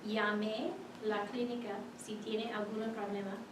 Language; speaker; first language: Spanish; non-native, learner; English